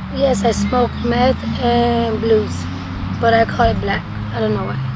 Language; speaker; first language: English; non-native, fluent; Spanish